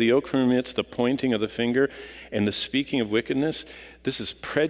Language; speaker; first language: English; native; English